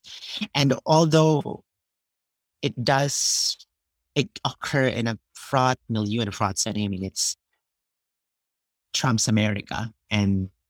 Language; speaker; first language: English; non-native, local second language; Cebuano